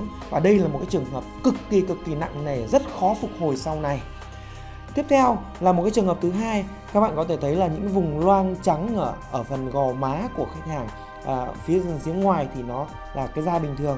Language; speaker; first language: Vietnamese; native; Vietnamese